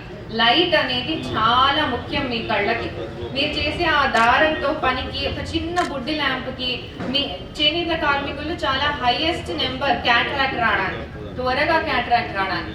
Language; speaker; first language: Telugu; native; Telugu